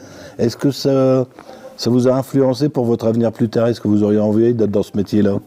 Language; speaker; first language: French; native; French